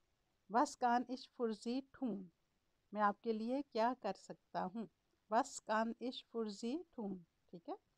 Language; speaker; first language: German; non-native, learner; Urdu